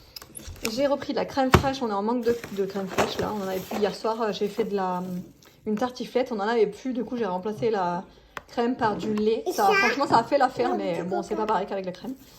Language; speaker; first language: French; native; French